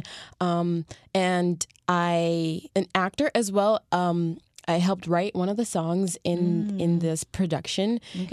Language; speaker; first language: English; native; English